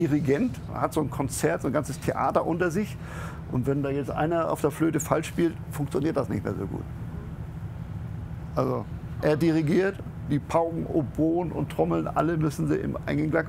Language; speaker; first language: German; native; German